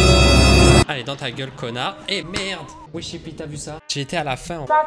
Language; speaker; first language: French; native; French